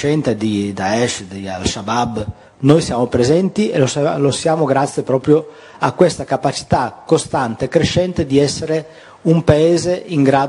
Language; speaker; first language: Italian; native; Italian